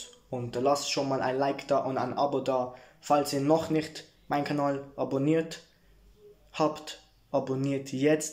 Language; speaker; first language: German; early bilingual, heritage; Italian